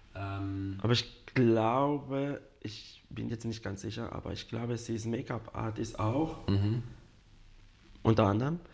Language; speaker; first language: German; non-native, fluent; Spanish